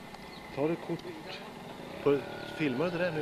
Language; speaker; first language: Swedish; native; Swedish